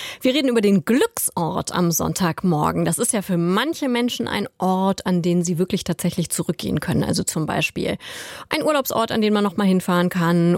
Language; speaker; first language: German; native; German